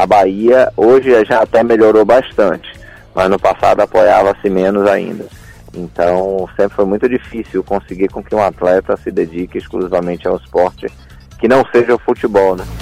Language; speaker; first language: Portuguese; native; Portuguese